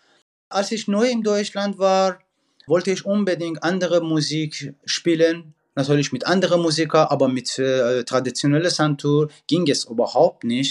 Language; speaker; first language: German; non-native, fluent; Persian